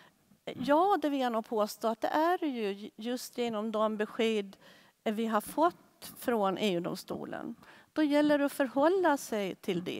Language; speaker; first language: Swedish; native; Swedish